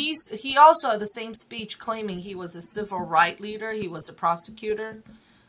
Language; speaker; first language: English; non-native, fluent; Chinese